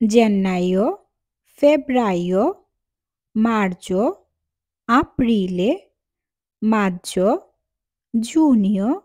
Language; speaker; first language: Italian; non-native, fluent; Bangla